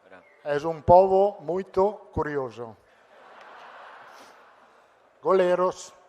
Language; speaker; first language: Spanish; non-native, fluent; Italian